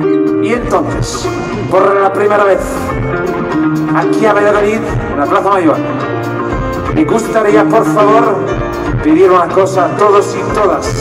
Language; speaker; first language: Spanish; non-native, fluent; French